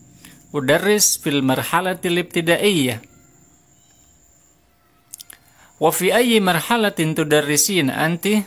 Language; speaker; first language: Arabic; non-native, fluent; Indonesian